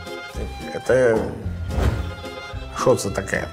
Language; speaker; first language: Ukrainian; non-native, learner; Italian